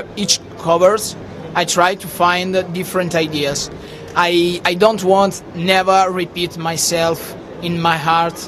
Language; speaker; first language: English; non-native, learner; Italian